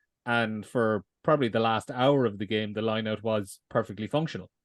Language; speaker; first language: English; native; English